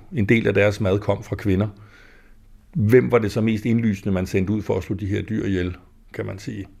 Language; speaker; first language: Danish; native; Danish